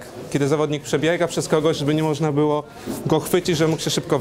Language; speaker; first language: Polish; native; Polish